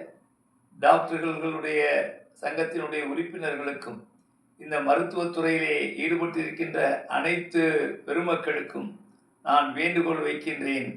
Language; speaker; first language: Tamil; native; Tamil